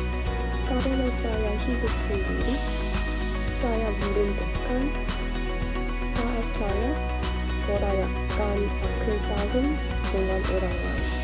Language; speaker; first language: Indonesian; non-native, learner; Korean